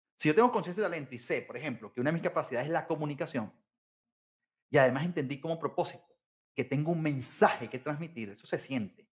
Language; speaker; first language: Spanish; native; Spanish